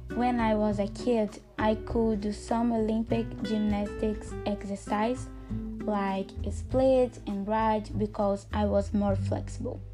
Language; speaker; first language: English; non-native, learner; Portuguese